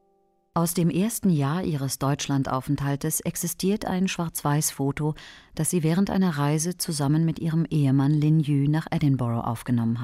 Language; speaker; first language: German; native; German